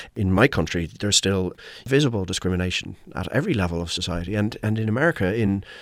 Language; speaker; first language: English; native; English